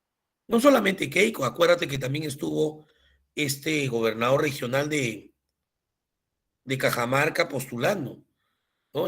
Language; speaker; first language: Spanish; native; Spanish